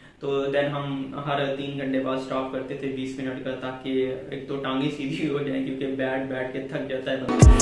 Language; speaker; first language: Urdu; non-native, local second language; Punjabi